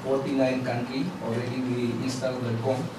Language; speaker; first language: English; non-native, learner; Indonesian